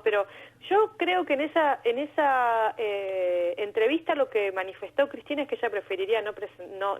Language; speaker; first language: Spanish; native; Spanish